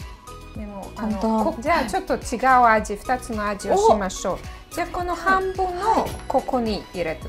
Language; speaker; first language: Japanese; non-native, fluent; Serbian